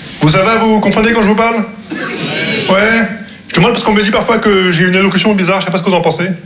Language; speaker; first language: French; non-native, local second language; Arabic